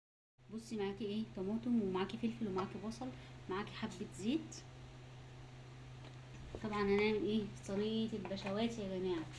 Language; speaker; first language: Arabic; native; Arabic